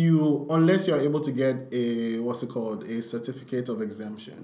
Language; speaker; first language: English; non-native, local second language; Yoruba